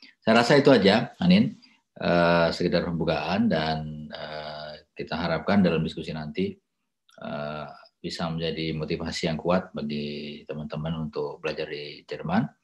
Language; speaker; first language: Indonesian; native; Indonesian